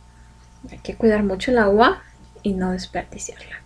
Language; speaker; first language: Spanish; native; Spanish